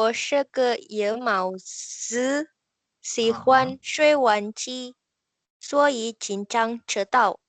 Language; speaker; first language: Chinese; non-native, learner; Indonesian